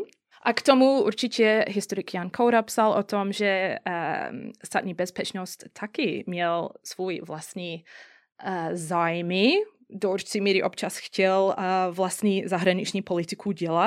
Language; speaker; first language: Czech; non-native, fluent; English